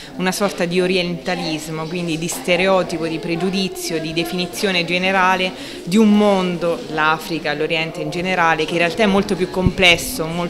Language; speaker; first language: Italian; native; Italian